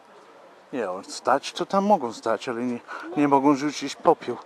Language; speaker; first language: Polish; non-native, fluent; English